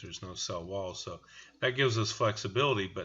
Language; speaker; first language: English; native; English